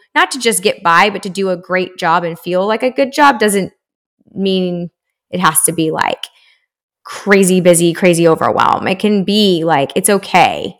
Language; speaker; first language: English; native; English